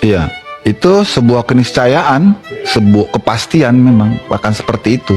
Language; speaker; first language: Indonesian; native; Indonesian